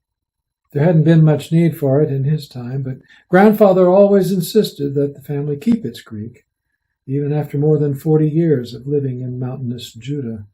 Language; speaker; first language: English; native; English